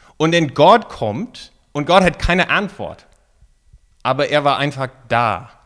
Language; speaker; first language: German; non-native, fluent; English